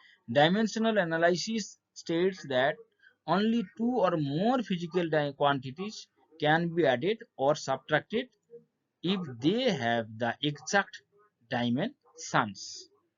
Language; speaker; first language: English; non-native, local second language; Bangla